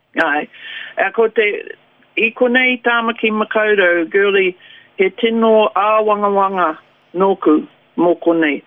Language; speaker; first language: Māori; native; Māori